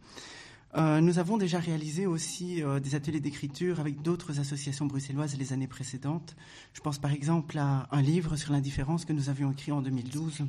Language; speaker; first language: French; native; French